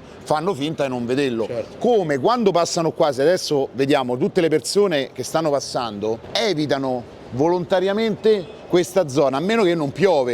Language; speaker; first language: Italian; native; Italian